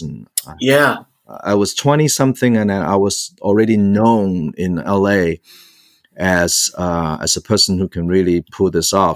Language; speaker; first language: English; non-native, local second language; Cantonese